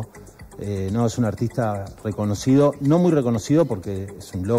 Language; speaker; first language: Spanish; native; Spanish